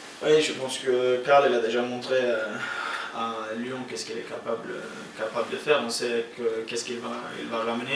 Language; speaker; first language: French; non-native, fluent; Norwegian